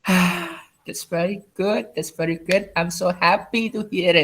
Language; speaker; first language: English; non-native, learner; Indonesian